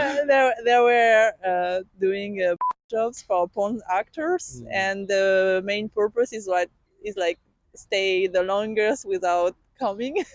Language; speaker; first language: English; non-native, fluent; French